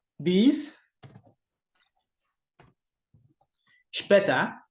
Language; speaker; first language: German; non-native, learner; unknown